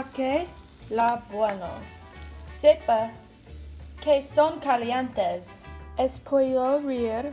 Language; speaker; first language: Spanish; non-native, learner; English